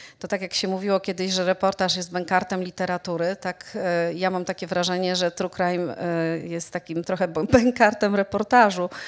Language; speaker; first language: Polish; native; Polish